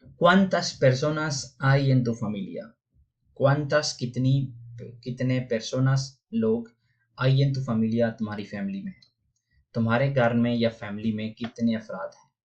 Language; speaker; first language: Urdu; non-native, local second language; Punjabi